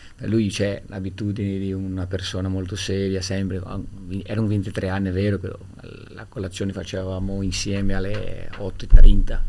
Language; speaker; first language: Italian; non-native, fluent; Portuguese